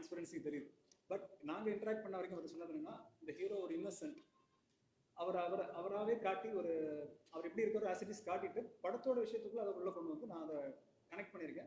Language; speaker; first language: Tamil; native; Tamil